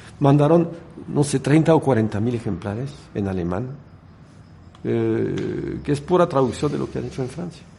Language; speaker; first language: Spanish; non-native, fluent; French